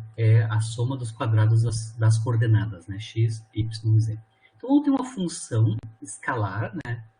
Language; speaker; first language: Portuguese; native; Portuguese